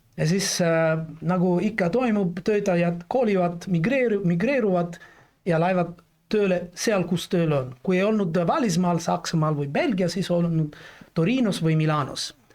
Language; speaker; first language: Estonian; non-native, fluent; Italian